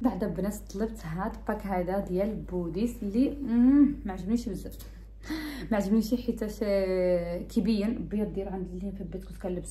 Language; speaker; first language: Arabic; early bilingual, heritage; Arabic